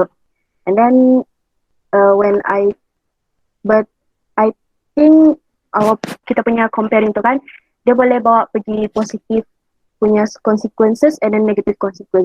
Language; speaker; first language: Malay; native; Malay